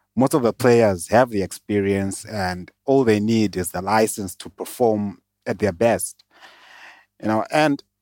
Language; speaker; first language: English; non-native, local second language; Shona